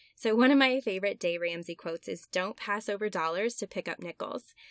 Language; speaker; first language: English; native; English